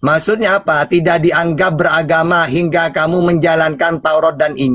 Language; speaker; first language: Indonesian; native; Indonesian